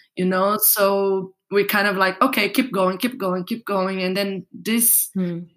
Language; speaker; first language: English; non-native, fluent; Portuguese